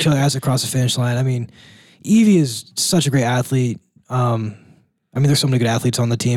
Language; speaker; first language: English; native; English